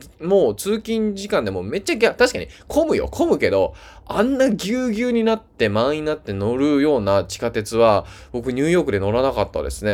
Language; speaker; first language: Japanese; native; Japanese